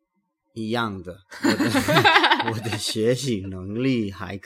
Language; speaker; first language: Chinese; non-native, learner; English